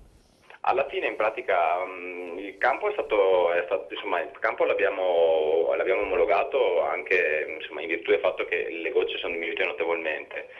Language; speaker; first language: Italian; native; Italian